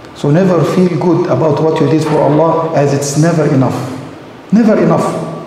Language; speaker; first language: English; non-native, fluent; Arabic